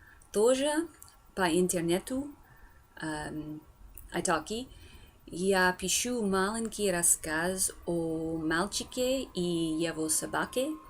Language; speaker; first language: Russian; non-native, learner; English